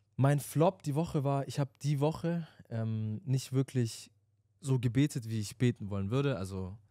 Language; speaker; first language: German; native; German